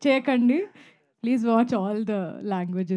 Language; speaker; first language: Telugu; non-native, fluent; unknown